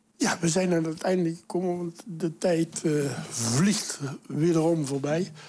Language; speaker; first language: Dutch; native; Dutch